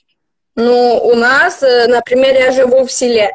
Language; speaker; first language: Russian; non-native, local second language; Ukrainian